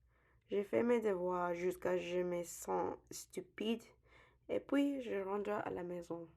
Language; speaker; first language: French; non-native, learner; English